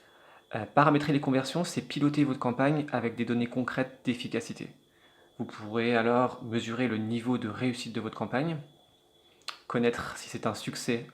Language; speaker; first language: French; native; French